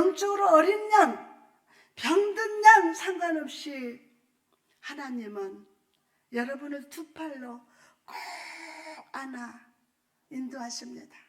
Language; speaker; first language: Korean; native; Korean